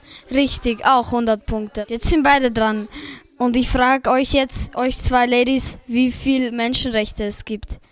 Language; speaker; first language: German; native; German